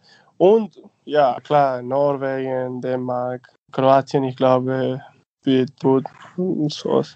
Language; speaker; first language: German; non-native, fluent; Spanish